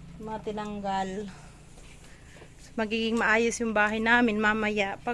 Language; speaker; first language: Filipino; non-native, local second language; Bikol